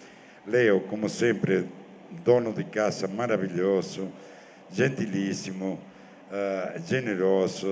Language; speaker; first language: Portuguese; non-native, fluent; Spanish